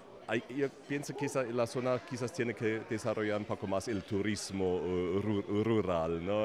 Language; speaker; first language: Spanish; non-native, fluent; German